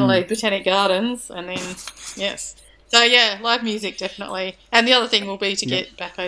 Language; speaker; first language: English; native; English